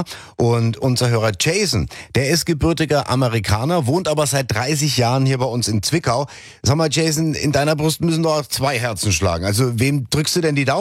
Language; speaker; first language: German; native; German